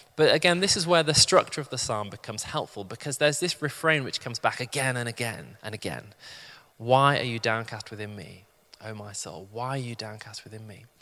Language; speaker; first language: English; native; English